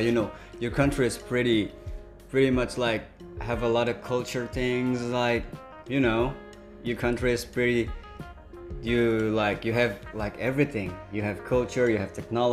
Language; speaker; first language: English; non-native, fluent; Indonesian